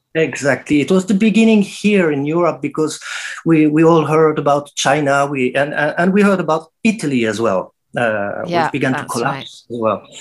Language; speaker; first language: English; non-native, fluent; French